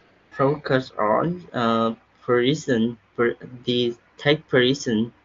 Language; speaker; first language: English; non-native, learner; Vietnamese